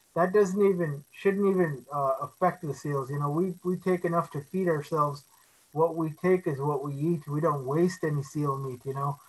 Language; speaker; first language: English; native; English